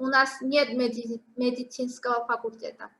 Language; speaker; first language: Russian; non-native, fluent; Georgian